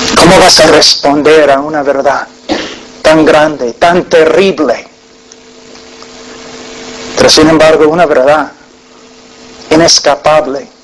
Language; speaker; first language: Spanish; non-native, fluent; English